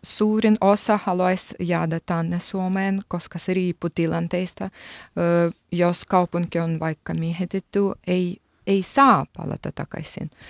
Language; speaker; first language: Finnish; non-native, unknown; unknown